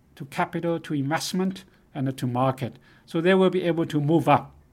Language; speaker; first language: English; non-native, fluent; Chinese